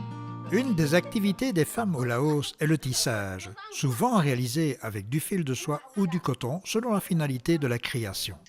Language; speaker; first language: French; native; French